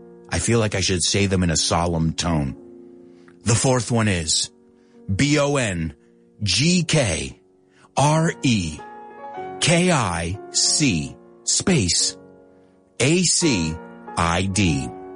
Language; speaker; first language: English; early bilingual, other home language; Spanish